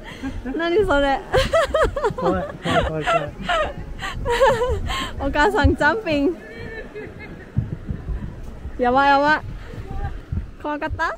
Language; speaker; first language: Japanese; non-native, fluent; Thai